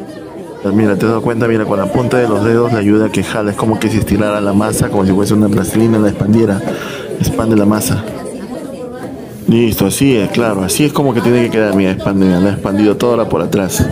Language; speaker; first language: Spanish; native; Spanish